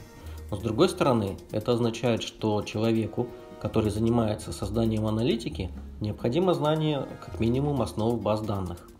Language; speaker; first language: Russian; native; Russian